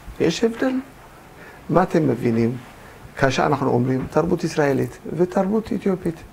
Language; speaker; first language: Hebrew; non-native, fluent; Amharic